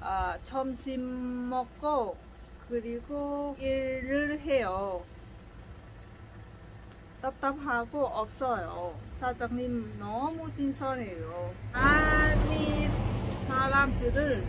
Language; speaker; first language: Korean; non-native, learner; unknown